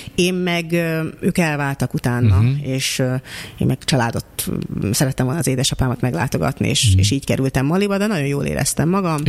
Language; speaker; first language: Hungarian; early bilingual, other home language; Russian